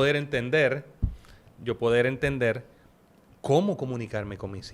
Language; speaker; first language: Spanish; native; Spanish